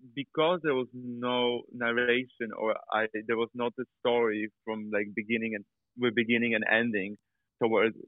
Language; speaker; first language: English; non-native, fluent; Polish